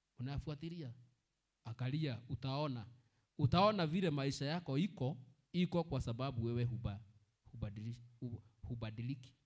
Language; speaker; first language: Swahili; non-native, local second language; Kikuyu